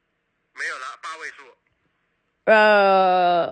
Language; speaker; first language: Chinese; native; Chinese